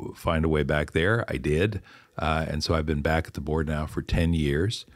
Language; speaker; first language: English; native; English